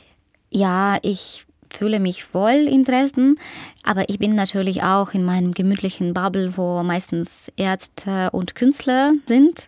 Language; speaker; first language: German; non-native, fluent; Ukrainian